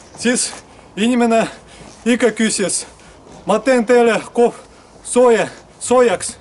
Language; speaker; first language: Estonian; non-native, local second language; Russian